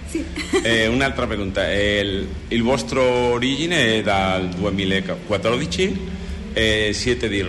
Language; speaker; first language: Italian; non-native, learner; Spanish